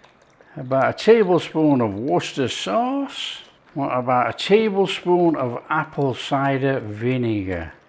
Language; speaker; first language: English; native; English